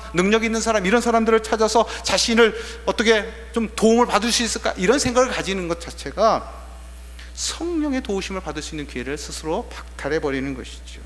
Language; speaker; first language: Korean; native; Korean